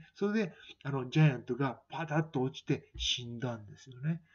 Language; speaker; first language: Japanese; native; Japanese